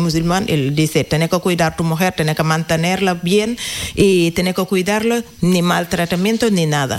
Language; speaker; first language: Spanish; non-native, learner; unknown